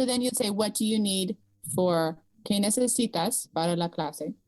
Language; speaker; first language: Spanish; non-native, fluent; English